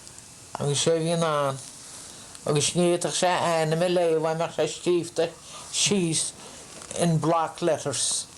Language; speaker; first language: Irish; native; Irish